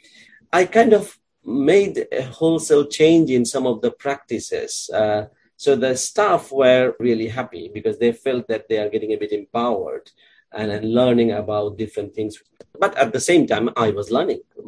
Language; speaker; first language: English; non-native, local second language; Bangla